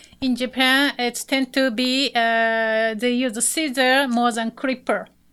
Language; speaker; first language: English; non-native, fluent; Japanese